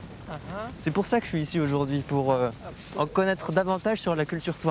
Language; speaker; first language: French; native; French